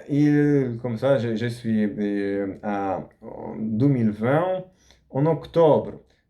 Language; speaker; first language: French; non-native, learner; Polish